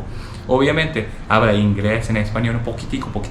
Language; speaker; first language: Spanish; non-native, learner; Japanese